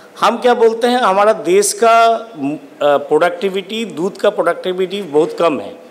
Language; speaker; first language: Hindi; non-native, local second language; Bangla